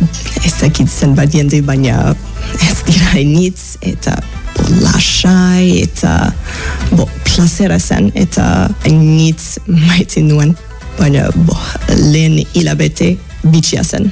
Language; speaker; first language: Basque; non-native, fluent; English